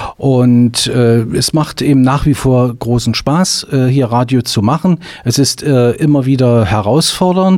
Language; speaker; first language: German; native; German